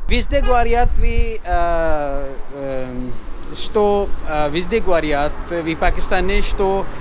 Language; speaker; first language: Russian; non-native, learner; Urdu